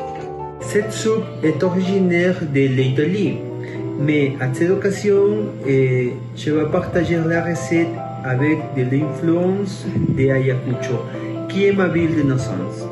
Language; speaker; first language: French; non-native, learner; Spanish